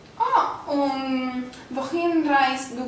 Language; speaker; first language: German; non-native, learner; Spanish